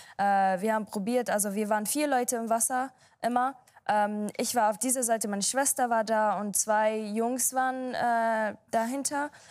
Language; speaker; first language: German; non-native, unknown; Arabic